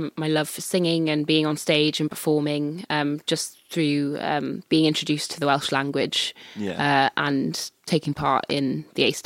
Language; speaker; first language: English; native; English